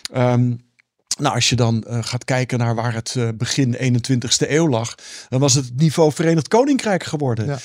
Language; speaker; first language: Dutch; native; Dutch